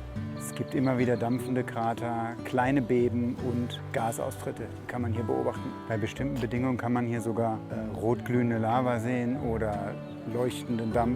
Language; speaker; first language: German; native; German